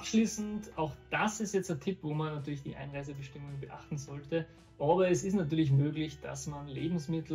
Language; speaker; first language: German; native; German